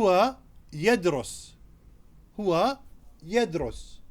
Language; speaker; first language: Arabic; non-native, fluent; Urdu